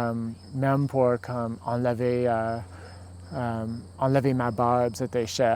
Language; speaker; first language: French; non-native, local second language; English